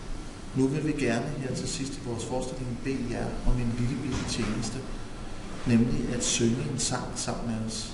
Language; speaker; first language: Danish; native; Danish